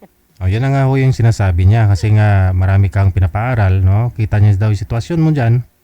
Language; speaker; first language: Filipino; native; Filipino